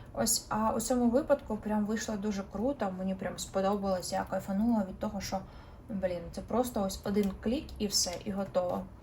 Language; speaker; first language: Ukrainian; non-native, local second language; Russian